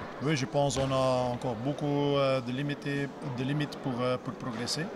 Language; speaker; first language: French; non-native, local second language; Dutch